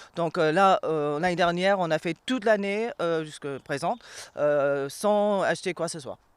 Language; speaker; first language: French; non-native, fluent; English